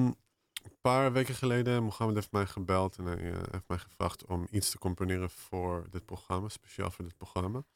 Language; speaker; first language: Dutch; non-native, fluent; Hebrew